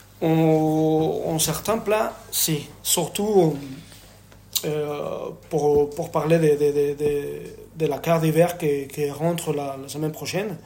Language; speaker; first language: French; non-native, fluent; Spanish